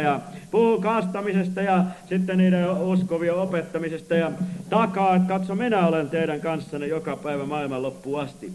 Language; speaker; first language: Finnish; native; Finnish